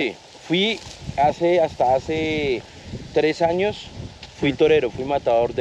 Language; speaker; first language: Spanish; native; Spanish